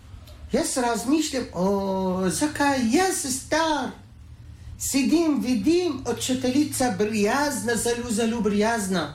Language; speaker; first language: Slovenian; non-native, learner; Arabic